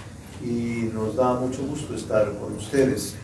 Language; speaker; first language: Spanish; native; Spanish